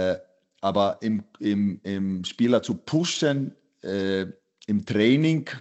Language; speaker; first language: German; non-native, fluent; Icelandic